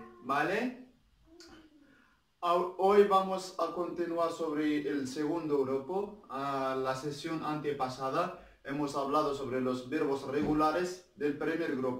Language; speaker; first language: Spanish; non-native, fluent; Arabic